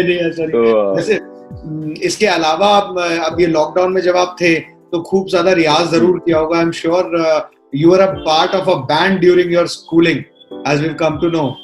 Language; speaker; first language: Hindi; native; Hindi